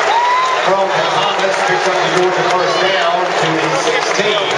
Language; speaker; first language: English; native; English